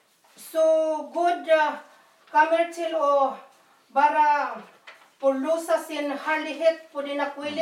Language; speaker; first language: Swedish; non-native, learner; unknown